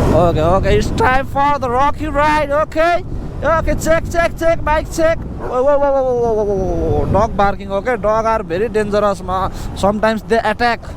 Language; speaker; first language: English; non-native, learner; Nepali